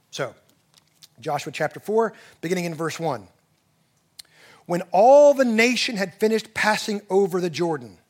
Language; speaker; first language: English; native; English